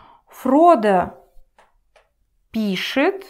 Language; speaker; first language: Russian; non-native, learner; English